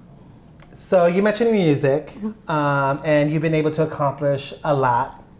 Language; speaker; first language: English; native; English